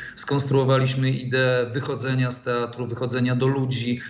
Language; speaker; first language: Polish; native; Polish